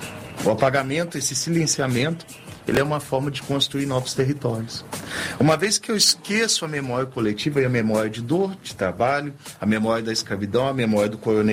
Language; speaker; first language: Portuguese; native; Portuguese